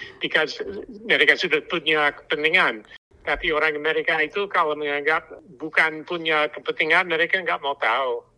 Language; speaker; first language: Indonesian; non-native, fluent; English